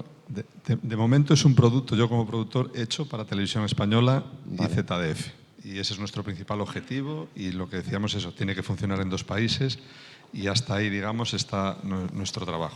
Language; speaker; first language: Spanish; native; Spanish